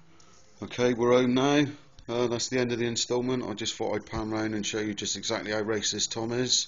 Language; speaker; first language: English; native; English